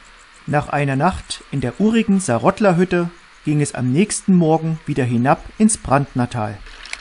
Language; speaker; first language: German; native; German